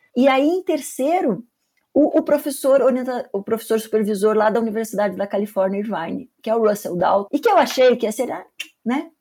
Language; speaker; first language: Portuguese; native; Portuguese